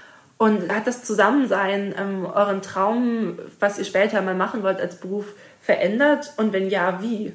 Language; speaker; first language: German; native; German